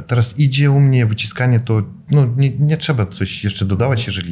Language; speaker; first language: Polish; non-native, fluent; Russian